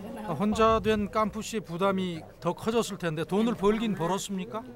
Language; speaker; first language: Korean; native; Korean